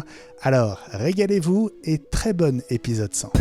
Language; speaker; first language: French; native; French